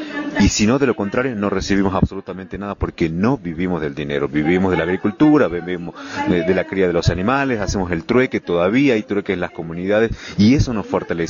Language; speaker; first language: Spanish; native; Spanish